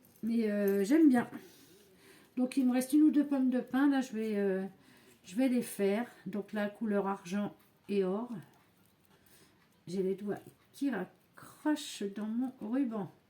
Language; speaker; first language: French; native; French